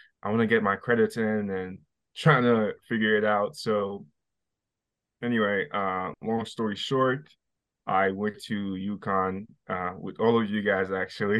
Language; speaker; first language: English; non-native, fluent; Haitian Creole